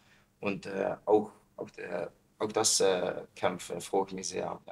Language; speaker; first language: German; non-native, learner; Dutch